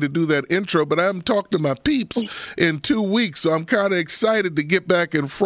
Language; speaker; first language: English; native; English